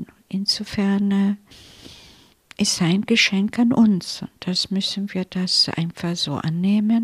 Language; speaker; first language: German; non-native, fluent; Italian